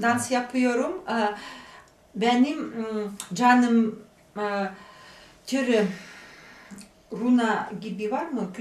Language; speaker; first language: Turkish; non-native, learner; Chuvash